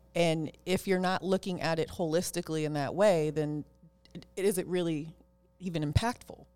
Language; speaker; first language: English; native; English